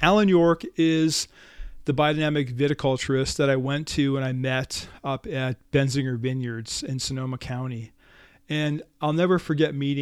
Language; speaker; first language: English; native; English